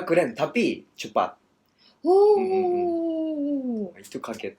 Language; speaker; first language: Indonesian; non-native, learner; Japanese